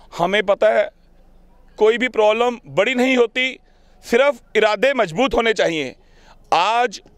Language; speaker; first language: Hindi; non-native, local second language; Punjabi